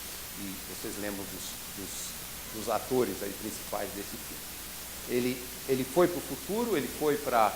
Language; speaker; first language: Portuguese; native; Portuguese